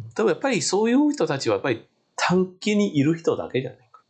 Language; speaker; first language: Japanese; non-native, fluent; Chinese